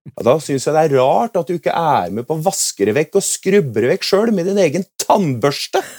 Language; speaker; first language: Norwegian; native; Norwegian